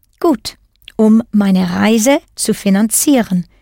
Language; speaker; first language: German; non-native, fluent; English